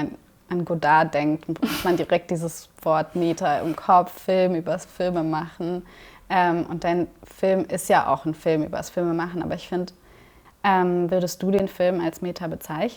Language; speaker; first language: German; native; German